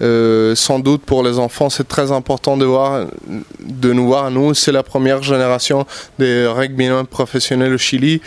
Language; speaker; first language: French; non-native, fluent; Spanish